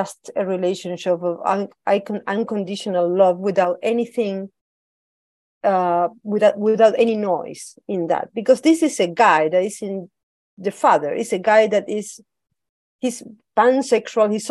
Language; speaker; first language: English; non-native, fluent; Spanish